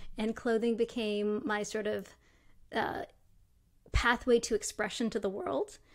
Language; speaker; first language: English; native; English